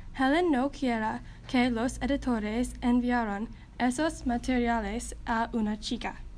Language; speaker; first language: Spanish; non-native, learner; English